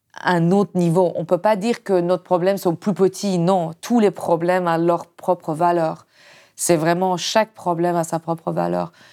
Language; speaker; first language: French; non-native, fluent; Persian